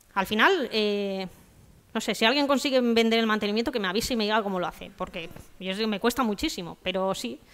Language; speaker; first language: Spanish; native; Spanish